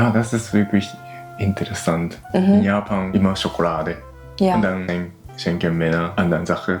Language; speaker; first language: German; non-native, learner; Japanese